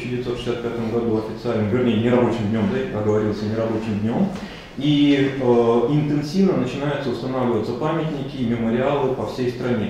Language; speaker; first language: Russian; native; Russian